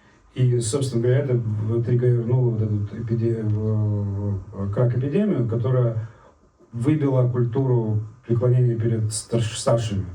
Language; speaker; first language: Russian; native; Russian